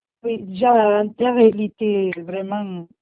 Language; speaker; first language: French; non-native, learner; Portuguese